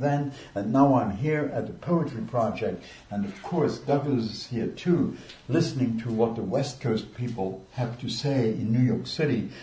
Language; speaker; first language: English; non-native, fluent; Luxembourgish